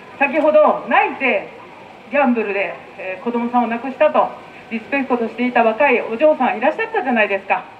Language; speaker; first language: Japanese; native; Japanese